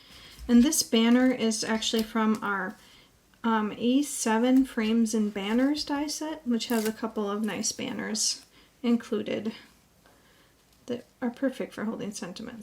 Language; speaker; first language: English; native; English